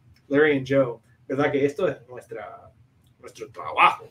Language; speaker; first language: Spanish; non-native, fluent; English